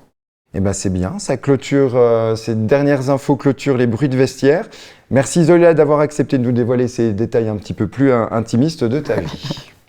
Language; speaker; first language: French; native; French